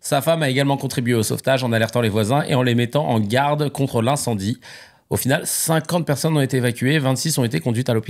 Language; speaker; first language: French; native; French